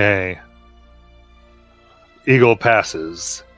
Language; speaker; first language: English; native; English